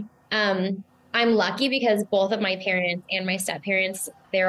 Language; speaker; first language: English; native; English